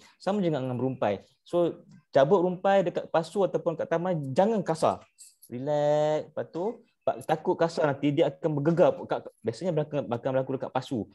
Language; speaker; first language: Malay; native; Malay